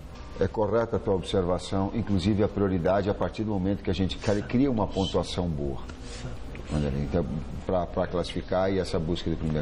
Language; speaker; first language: Portuguese; native; Portuguese